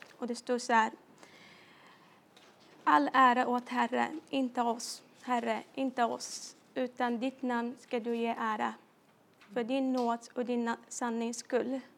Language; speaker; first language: Swedish; non-native, fluent; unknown